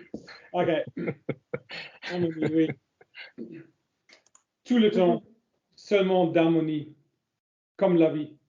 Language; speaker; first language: French; non-native, learner; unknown